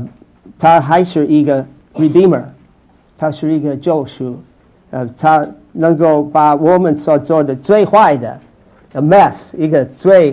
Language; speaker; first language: Chinese; non-native, fluent; English